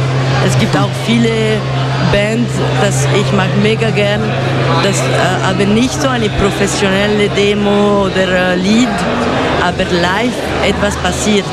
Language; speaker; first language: German; non-native, local second language; Italian